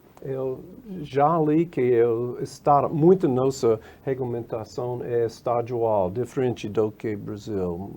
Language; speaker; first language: Portuguese; non-native, fluent; English